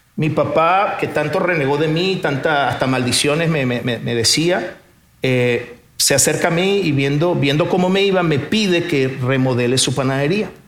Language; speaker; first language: Spanish; early bilingual, other home language; Portuguese